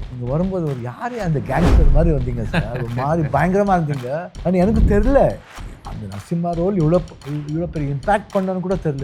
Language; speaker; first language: Tamil; non-native, local second language; Kannada